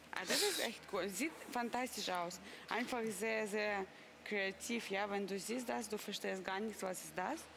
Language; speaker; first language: German; non-native, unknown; Russian